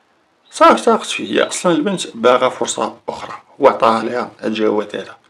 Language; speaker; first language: Arabic; native; Arabic